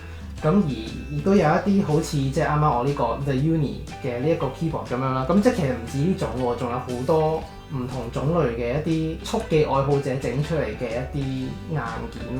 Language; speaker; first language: Cantonese; native; Cantonese